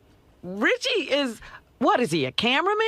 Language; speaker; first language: English; native; English